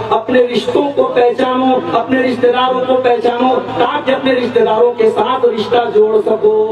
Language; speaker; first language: Urdu; native; Urdu